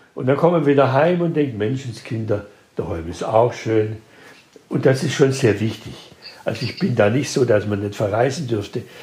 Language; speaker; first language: German; native; German